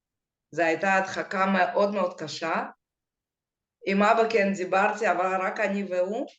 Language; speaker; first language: Hebrew; non-native, fluent; Russian